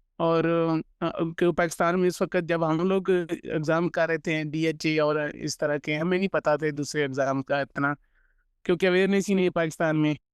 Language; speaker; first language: Urdu; non-native, local second language; Punjabi